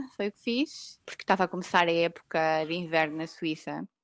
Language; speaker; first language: Portuguese; native; Portuguese